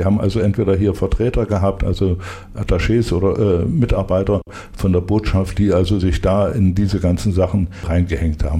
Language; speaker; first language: German; native; German